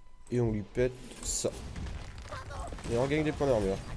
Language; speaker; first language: French; native; French